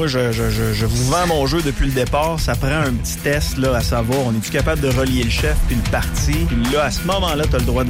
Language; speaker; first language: French; native; French